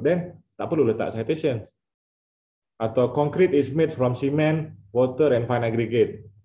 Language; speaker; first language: English; non-native, fluent; Indonesian